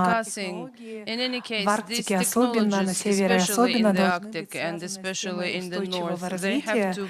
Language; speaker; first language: Russian; native; Russian